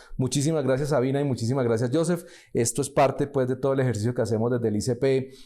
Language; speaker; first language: Spanish; native; Spanish